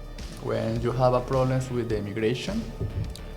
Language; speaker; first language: English; non-native, learner; Spanish